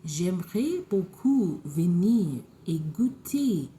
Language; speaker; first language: French; non-native, learner; English